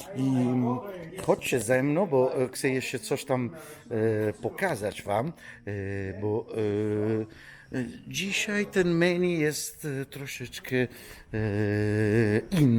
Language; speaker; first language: Polish; non-native, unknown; Italian